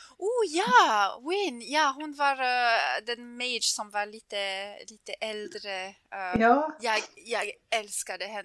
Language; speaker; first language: Swedish; non-native, fluent; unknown